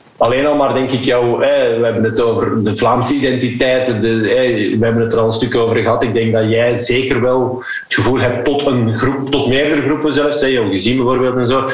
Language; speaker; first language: Dutch; native; Dutch